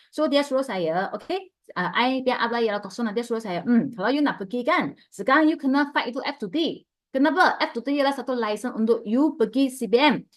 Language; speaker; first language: Malay; non-native, local second language; Chinese